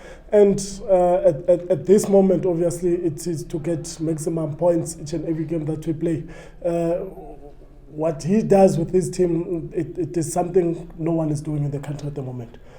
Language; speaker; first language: English; non-native, local second language; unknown